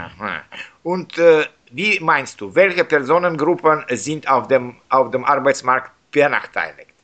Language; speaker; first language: German; non-native, learner; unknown